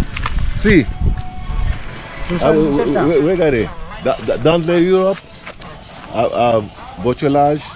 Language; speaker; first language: French; non-native, learner; English